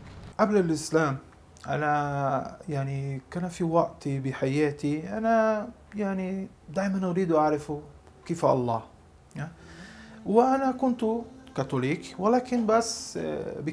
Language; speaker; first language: Arabic; non-native, learner; Portuguese